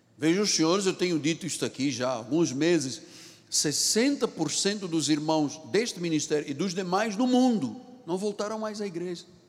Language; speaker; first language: Portuguese; non-native, local second language; Tsonga